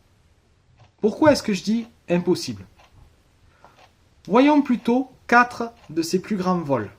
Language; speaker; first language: French; native; French